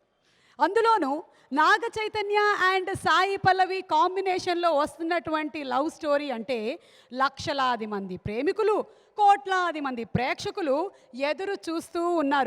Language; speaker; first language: Telugu; native; Telugu